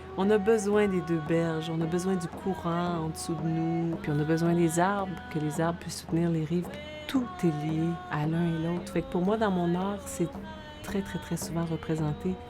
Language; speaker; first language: French; native; French